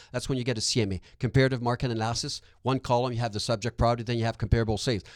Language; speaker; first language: English; non-native, local second language; French